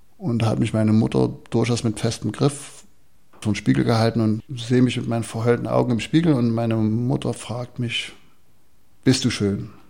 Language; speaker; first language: German; native; German